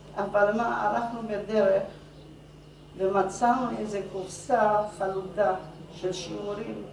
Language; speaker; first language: Hebrew; non-native, fluent; Hungarian